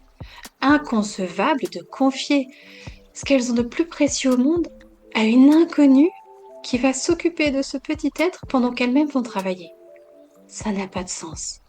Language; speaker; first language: French; native; French